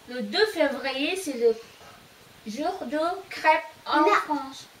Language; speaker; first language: French; non-native, fluent; Filipino